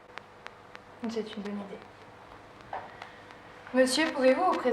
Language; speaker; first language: French; native; French